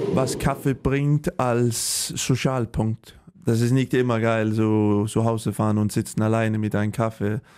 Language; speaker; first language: German; non-native, fluent; Danish